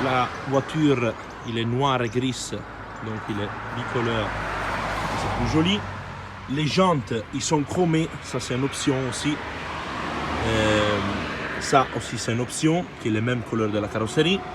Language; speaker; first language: French; non-native, learner; Italian